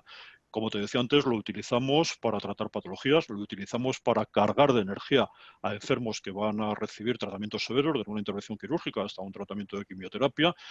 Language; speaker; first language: Spanish; native; Spanish